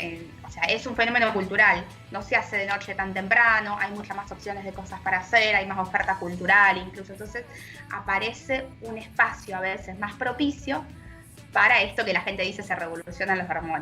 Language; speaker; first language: Spanish; native; Spanish